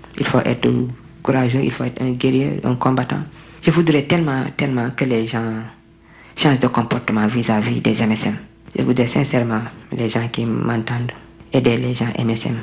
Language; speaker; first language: French; non-native, local second language; Wolof